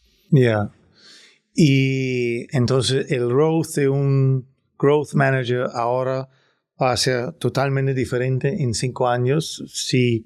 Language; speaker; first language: Spanish; non-native, fluent; Danish